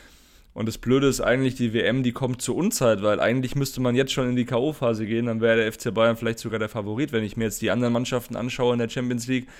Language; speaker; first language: German; native; German